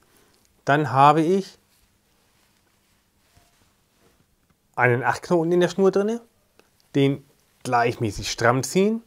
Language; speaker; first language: German; native; German